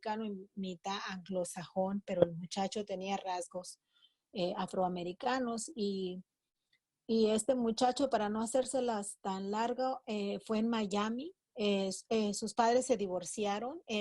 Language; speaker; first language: Spanish; native; Spanish